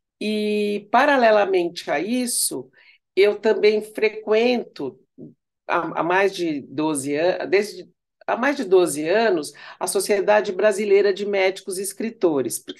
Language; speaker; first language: Portuguese; early bilingual, other home language; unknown